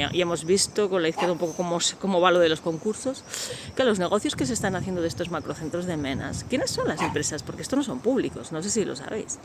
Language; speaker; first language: Spanish; native; Spanish